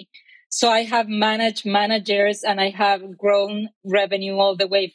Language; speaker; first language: English; non-native, fluent; Spanish